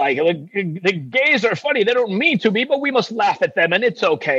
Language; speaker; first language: English; early bilingual, other home language; Spanish